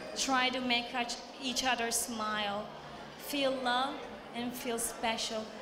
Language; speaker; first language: English; non-native, fluent; Turkish